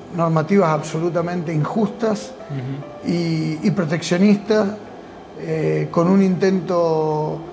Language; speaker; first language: Spanish; native; Spanish